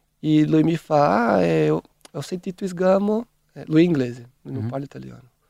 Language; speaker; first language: Italian; non-native, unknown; Portuguese